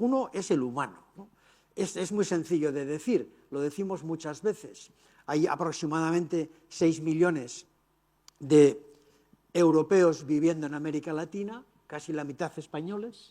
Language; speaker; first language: Spanish; native; Spanish